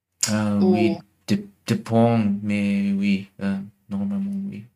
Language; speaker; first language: French; non-native, learner; German